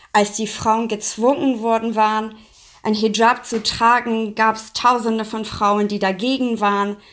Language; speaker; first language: German; non-native, fluent; Persian